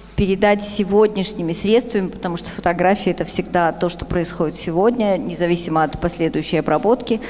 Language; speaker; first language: Russian; native; Russian